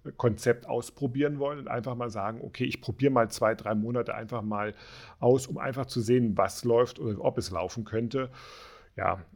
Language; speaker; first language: German; native; German